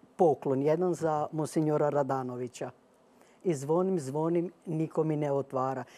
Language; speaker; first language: Croatian; native; Croatian